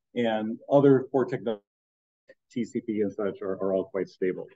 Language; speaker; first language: English; native; English